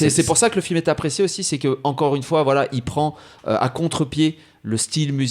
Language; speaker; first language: French; native; French